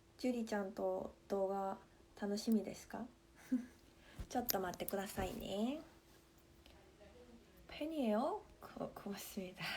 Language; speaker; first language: Japanese; non-native, fluent; Korean